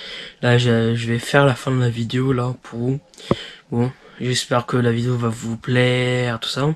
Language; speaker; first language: French; native; French